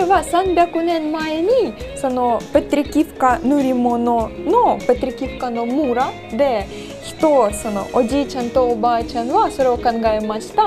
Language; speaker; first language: Japanese; non-native, learner; Ukrainian